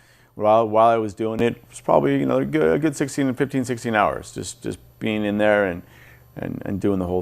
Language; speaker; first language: English; native; English